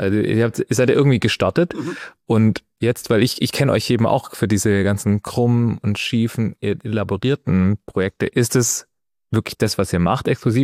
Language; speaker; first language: German; native; German